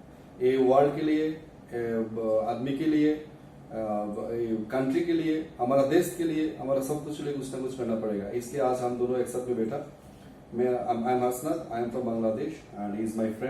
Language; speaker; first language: Hindi; non-native, learner; Bangla